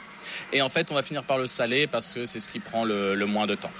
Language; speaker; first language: French; native; French